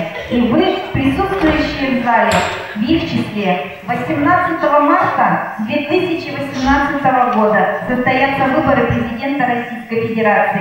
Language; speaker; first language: Russian; native; Russian